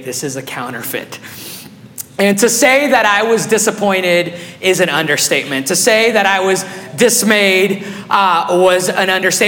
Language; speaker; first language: English; non-native, fluent; Spanish